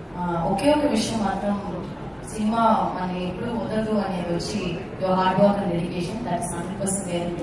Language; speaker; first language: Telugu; non-native, fluent; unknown